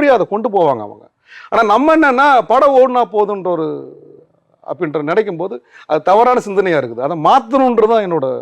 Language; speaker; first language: Tamil; native; Tamil